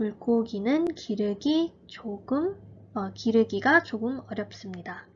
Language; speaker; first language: Korean; early bilingual, heritage; Korean